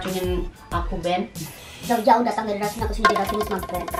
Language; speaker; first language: Indonesian; native; Indonesian